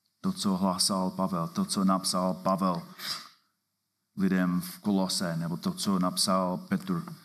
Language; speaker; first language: Czech; non-native, fluent; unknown